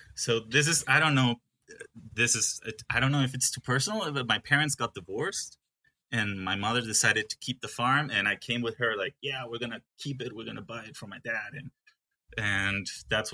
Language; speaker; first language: English; non-native, fluent; Spanish